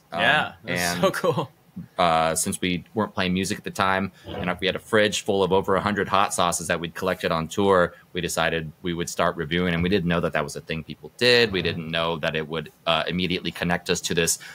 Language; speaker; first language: English; native; English